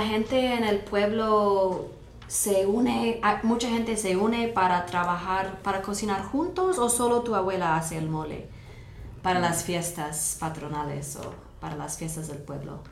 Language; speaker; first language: Spanish; non-native, fluent; English